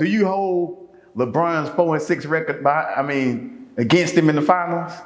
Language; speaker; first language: English; native; English